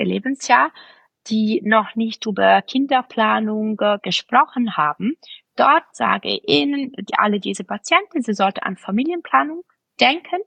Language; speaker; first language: German; non-native, fluent; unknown